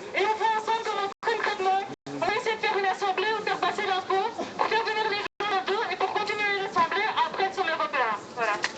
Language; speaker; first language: French; native; French